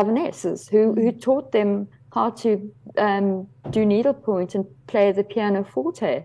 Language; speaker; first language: English; native; English